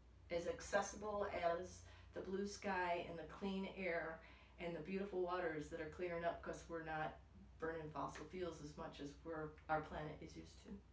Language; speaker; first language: English; native; English